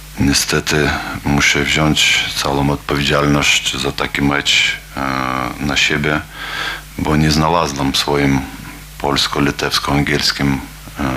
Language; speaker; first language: Polish; non-native, learner; Lithuanian